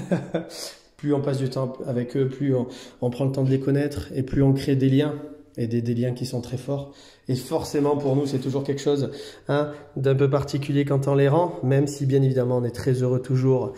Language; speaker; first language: French; native; French